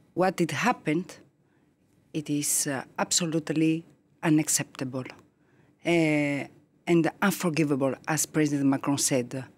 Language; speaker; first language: English; non-native, fluent; Greek